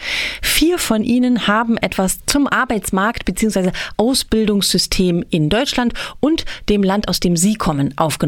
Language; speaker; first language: German; native; German